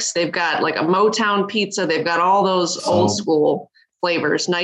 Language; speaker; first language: English; native; English